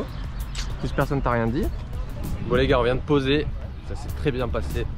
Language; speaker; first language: French; native; French